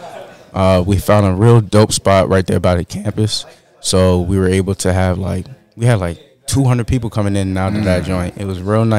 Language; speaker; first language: English; native; English